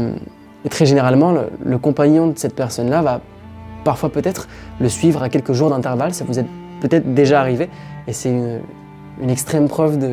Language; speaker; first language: French; native; French